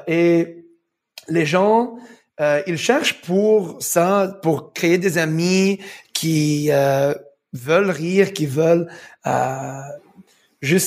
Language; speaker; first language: French; early bilingual, heritage; French